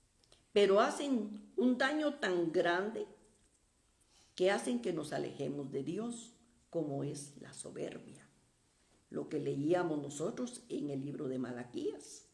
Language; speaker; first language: Spanish; native; Spanish